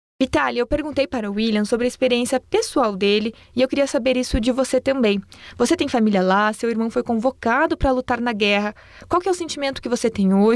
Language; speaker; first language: Portuguese; native; Portuguese